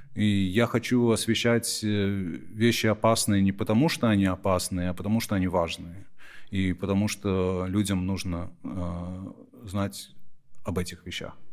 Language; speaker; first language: Russian; early bilingual, heritage; Russian